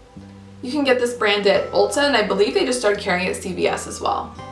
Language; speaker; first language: English; native; English